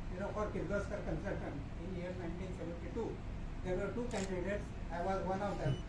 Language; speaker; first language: English; non-native, local second language; Marathi